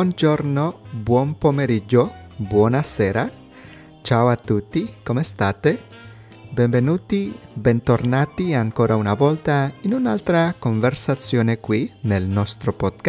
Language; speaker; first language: Italian; non-native, learner; Spanish